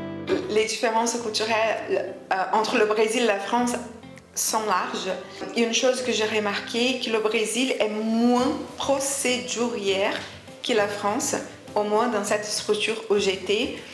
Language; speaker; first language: French; non-native, fluent; Portuguese